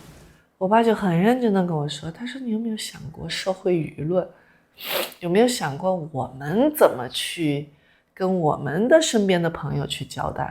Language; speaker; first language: Chinese; native; Chinese